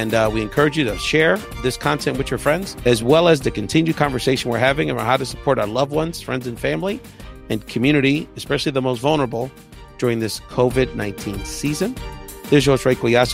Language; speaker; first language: English; early bilingual, other home language; Spanish